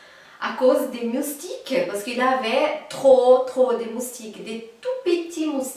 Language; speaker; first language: French; non-native, fluent; Portuguese